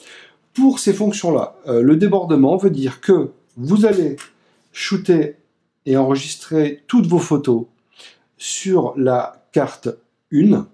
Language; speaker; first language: French; native; French